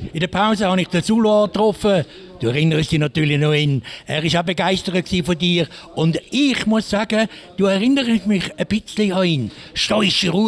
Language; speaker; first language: German; native; German